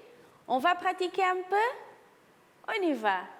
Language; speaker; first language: French; non-native, fluent; Portuguese